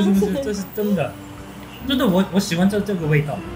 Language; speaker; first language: Chinese; non-native, learner; Korean